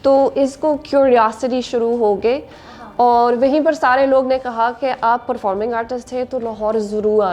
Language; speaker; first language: Hindi; non-native, learner; English